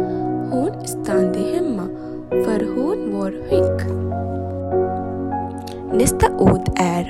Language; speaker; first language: Swedish; non-native, learner; Sinhala